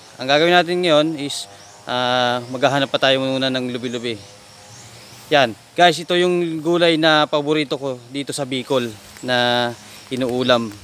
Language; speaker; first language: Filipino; non-native, local second language; Bikol